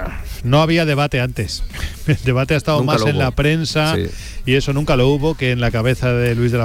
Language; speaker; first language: Spanish; native; Spanish